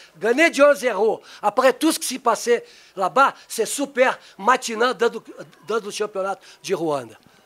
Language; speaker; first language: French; non-native, learner; Portuguese